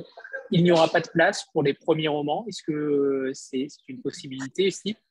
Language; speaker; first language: French; native; French